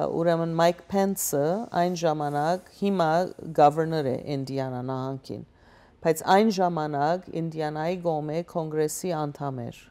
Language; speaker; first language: Armenian; early bilingual, heritage; Armenian